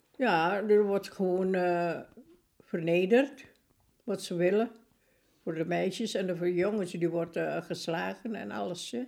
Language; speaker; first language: Dutch; non-native, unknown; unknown